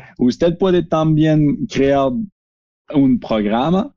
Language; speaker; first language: Spanish; non-native, learner; French